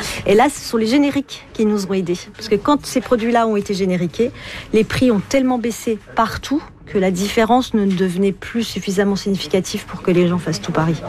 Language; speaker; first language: French; native; French